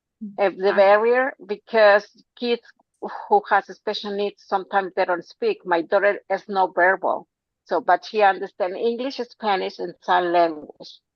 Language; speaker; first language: English; non-native, fluent; Spanish